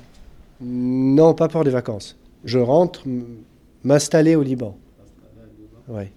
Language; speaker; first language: French; non-native, local second language; Arabic